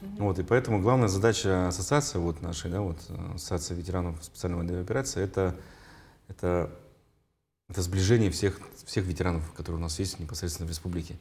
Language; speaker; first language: Russian; non-native, local second language; Yakut